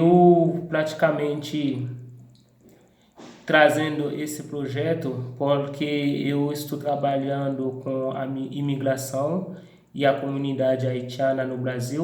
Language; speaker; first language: Portuguese; non-native, fluent; Haitian Creole